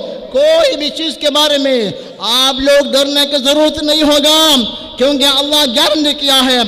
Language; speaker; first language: Hindi; non-native, local second language; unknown